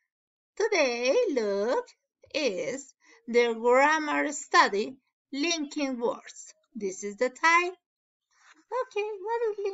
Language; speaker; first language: English; non-native, learner; Spanish